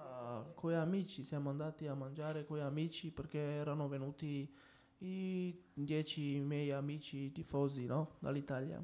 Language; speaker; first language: Italian; non-native, fluent; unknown